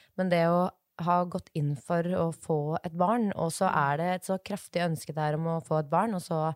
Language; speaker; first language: Norwegian; native; Norwegian